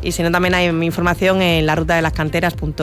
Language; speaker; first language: Spanish; native; Spanish